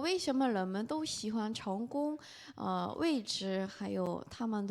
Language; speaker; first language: Chinese; non-native, fluent; Korean